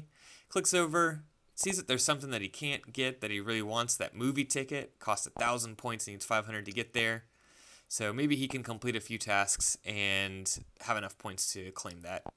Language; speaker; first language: English; native; English